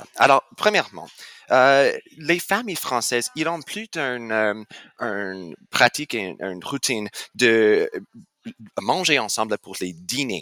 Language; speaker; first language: French; non-native, fluent; English